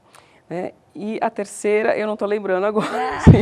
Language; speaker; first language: Portuguese; native; Portuguese